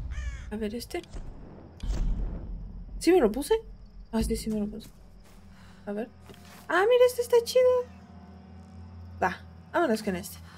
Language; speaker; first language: Spanish; native; Spanish